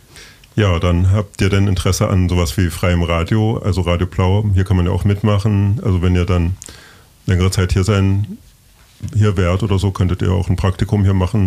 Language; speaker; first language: German; native; German